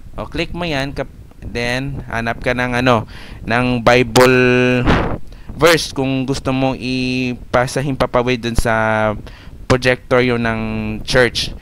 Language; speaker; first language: Filipino; non-native, local second language; Hiligaynon